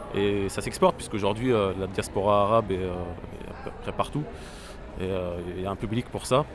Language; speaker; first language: French; non-native, local second language; Arabic